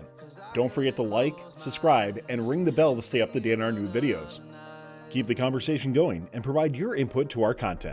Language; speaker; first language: English; native; English